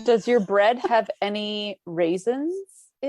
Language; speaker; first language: English; native; English